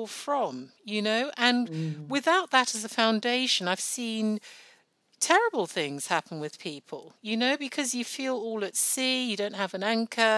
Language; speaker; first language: English; non-native, local second language; Yoruba